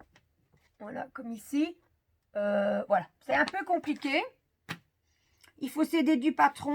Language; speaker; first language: French; native; French